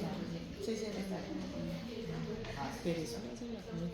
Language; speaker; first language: Spanish; native; Spanish